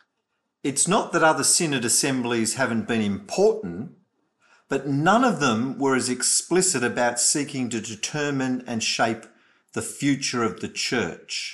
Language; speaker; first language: English; native; English